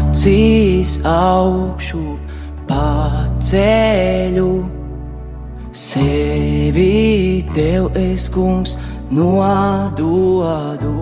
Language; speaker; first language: Latvian; native; Latvian